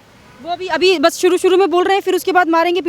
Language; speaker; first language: Hindi; native; Hindi